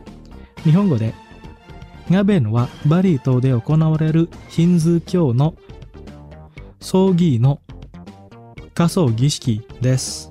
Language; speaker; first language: Japanese; non-native, fluent; Indonesian